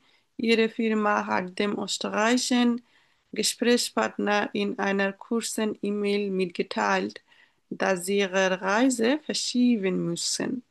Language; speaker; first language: German; non-native, learner; Bangla